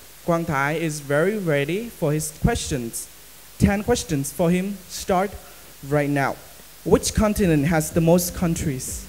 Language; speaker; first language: English; non-native, fluent; Vietnamese